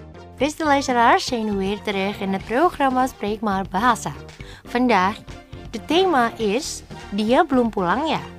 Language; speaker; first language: Dutch; non-native, learner; Indonesian